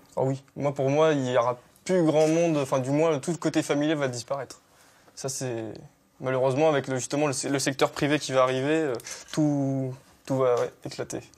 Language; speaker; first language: French; native; French